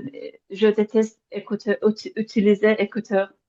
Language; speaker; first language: French; non-native, learner; Azerbaijani